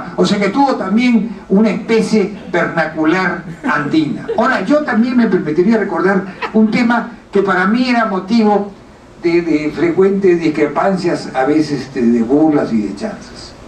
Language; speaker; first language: Spanish; native; Spanish